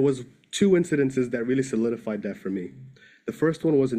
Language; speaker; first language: English; native; English